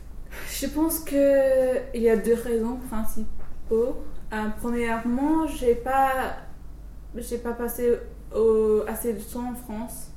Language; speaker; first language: French; non-native, fluent; English